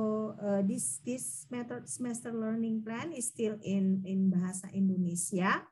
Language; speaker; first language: English; non-native, fluent; Indonesian